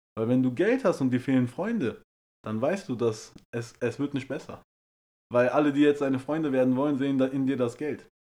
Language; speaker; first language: German; early bilingual, other home language; Persian